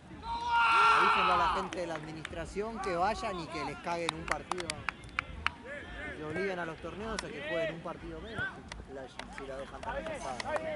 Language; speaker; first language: Spanish; native; Spanish